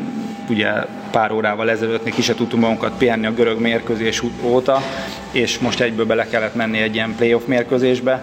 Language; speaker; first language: Hungarian; native; Hungarian